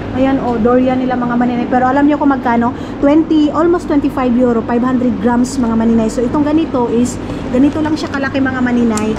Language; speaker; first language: Filipino; non-native, local second language; Cebuano